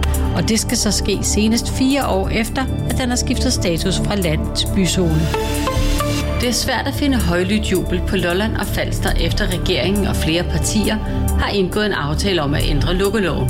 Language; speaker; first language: Danish; native; Danish